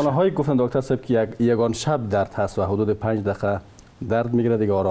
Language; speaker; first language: Persian; native; Persian